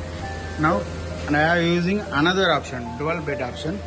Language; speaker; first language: English; non-native, learner; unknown